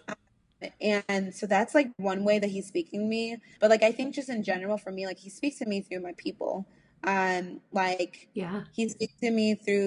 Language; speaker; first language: English; native; English